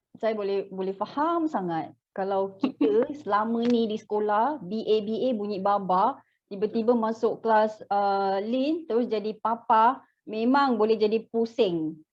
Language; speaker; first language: Malay; native; Malay